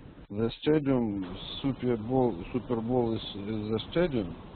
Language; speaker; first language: English; non-native, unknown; Russian